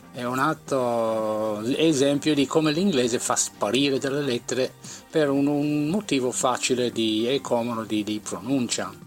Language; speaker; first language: Italian; native; Italian